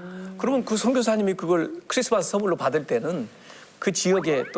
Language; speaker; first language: Korean; native; Korean